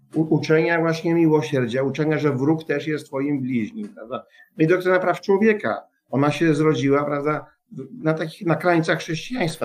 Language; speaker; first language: Polish; native; Polish